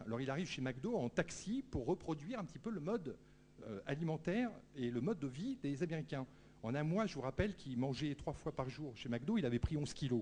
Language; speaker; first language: French; native; French